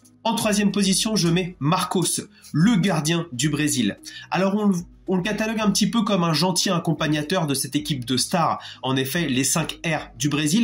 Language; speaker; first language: French; native; French